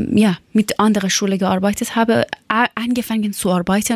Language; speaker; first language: German; non-native, learner; Persian